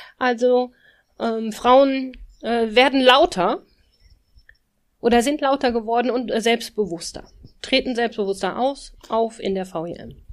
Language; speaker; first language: German; native; German